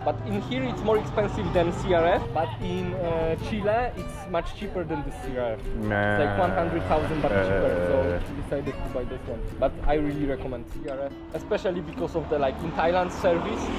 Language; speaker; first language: English; non-native, fluent; Polish